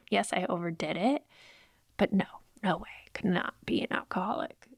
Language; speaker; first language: English; native; English